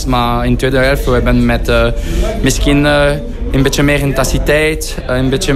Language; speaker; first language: Dutch; non-native, fluent; French